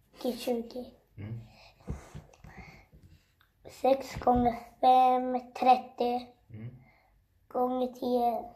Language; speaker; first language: Swedish; early bilingual, other home language; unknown